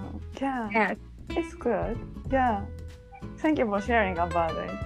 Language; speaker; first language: English; non-native, learner; Japanese